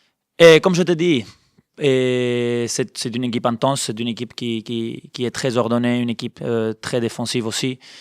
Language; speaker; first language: French; non-native, fluent; Spanish